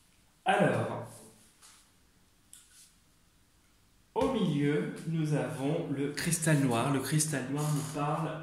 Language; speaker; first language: French; native; French